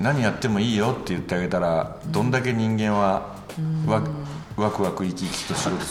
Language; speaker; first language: Japanese; native; Japanese